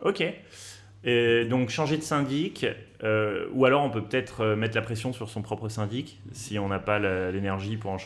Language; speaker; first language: French; native; French